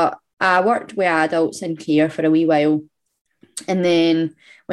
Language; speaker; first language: English; native; English